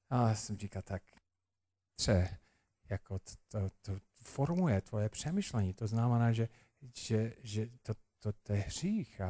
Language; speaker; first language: Czech; non-native, fluent; English